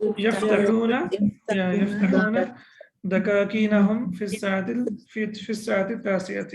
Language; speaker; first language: Arabic; non-native, fluent; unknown